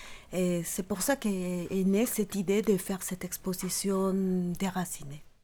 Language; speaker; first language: French; non-native, fluent; Spanish